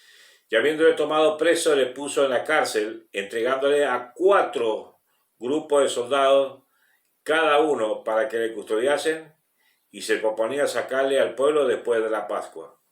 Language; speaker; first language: Spanish; native; Spanish